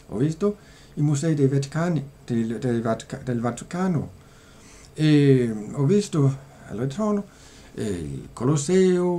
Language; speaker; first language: Italian; non-native, learner; Danish